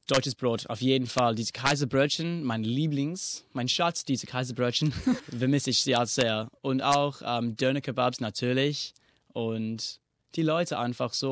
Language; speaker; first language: German; non-native, fluent; English